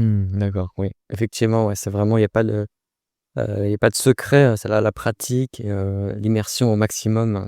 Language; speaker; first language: French; native; French